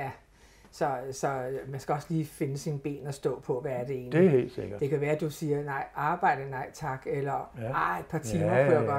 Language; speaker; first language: Danish; native; Danish